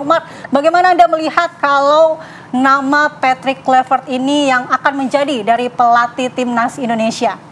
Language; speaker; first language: Indonesian; native; Indonesian